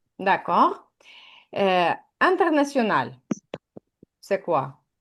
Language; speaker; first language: French; non-native, fluent; Ukrainian